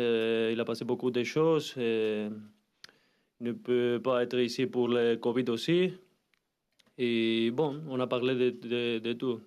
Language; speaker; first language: French; non-native, learner; Spanish